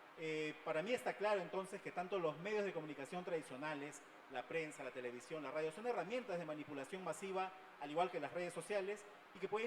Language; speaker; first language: Spanish; native; Spanish